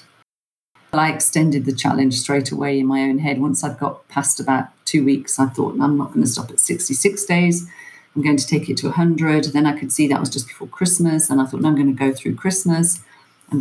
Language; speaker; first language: English; native; English